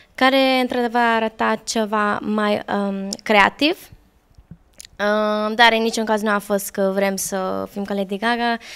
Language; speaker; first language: Romanian; early bilingual, heritage; Romanian